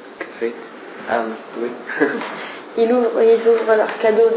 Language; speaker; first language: French; non-native, learner; English